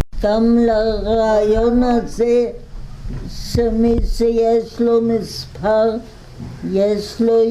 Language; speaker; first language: Hebrew; non-native, fluent; German